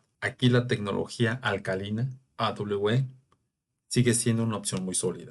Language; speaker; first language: Spanish; native; Spanish